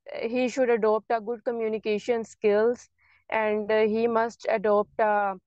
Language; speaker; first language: English; non-native, local second language; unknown